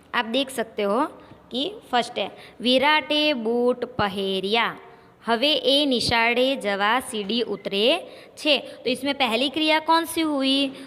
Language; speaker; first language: Hindi; non-native, local second language; Gujarati